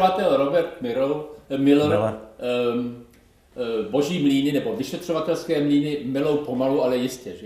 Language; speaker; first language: Czech; native; Czech